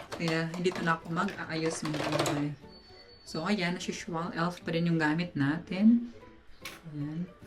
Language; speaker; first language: Filipino; non-native, local second language; Cebuano